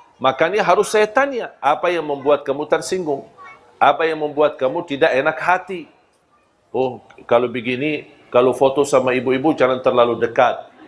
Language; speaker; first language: Malay; non-native, fluent; Arabic